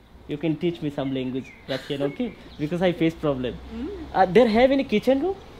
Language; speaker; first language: English; non-native, local second language; Bangla